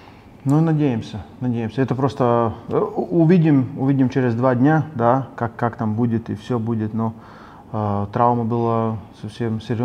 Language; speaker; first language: Russian; non-native, learner; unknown